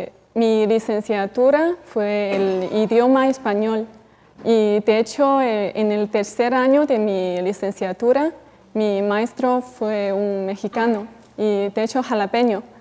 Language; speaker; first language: Spanish; non-native, fluent; Chinese